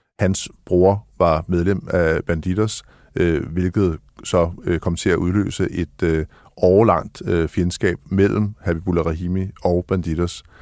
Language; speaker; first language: Danish; native; Danish